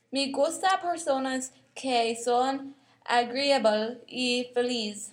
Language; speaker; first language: Spanish; non-native, learner; English